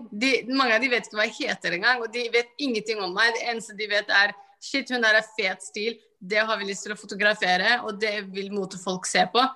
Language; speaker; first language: Norwegian; early bilingual, other home language; Somali